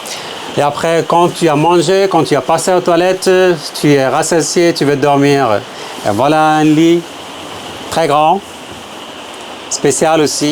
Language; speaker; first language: French; non-native, fluent; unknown